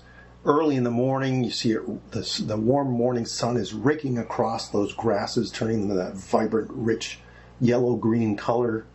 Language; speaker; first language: English; native; English